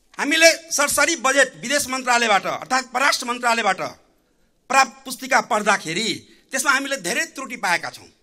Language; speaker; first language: Nepali; non-native, local second language; Maithili